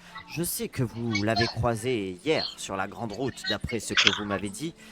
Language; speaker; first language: French; native; French